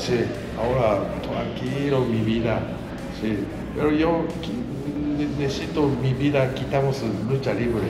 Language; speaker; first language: Spanish; non-native, learner; Japanese